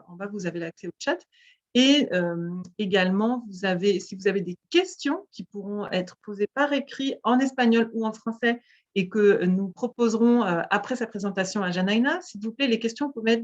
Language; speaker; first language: French; native; French